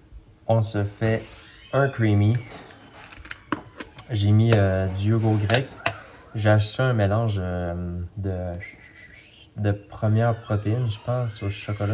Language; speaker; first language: French; native; French